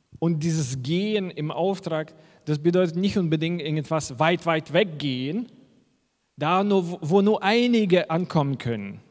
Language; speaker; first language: German; non-native, fluent; Russian